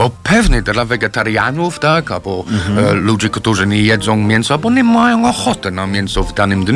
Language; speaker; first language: Polish; non-native, learner; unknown